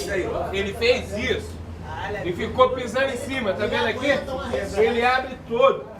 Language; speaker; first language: Portuguese; native; Portuguese